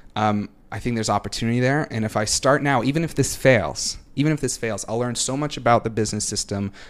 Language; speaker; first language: English; native; English